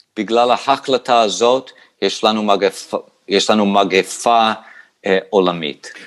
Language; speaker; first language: Hebrew; non-native, fluent; English